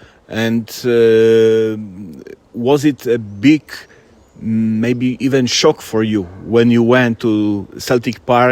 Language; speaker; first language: English; non-native, fluent; Polish